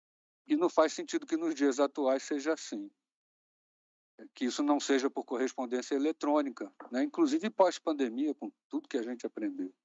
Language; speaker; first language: Portuguese; native; Portuguese